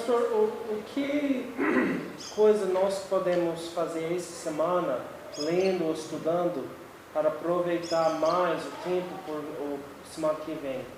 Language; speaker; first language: Portuguese; non-native, fluent; English